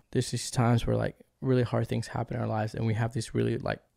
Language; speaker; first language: English; early bilingual, other home language; Spanish